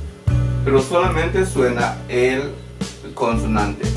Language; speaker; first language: Spanish; non-native, local second language; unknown